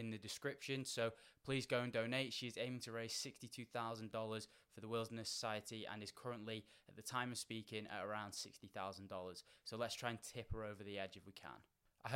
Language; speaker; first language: English; native; English